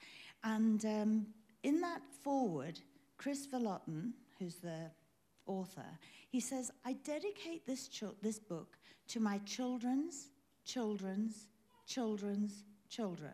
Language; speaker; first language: English; native; English